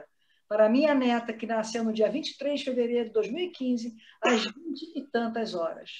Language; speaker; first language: Portuguese; native; Portuguese